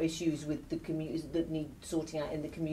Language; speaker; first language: English; native; English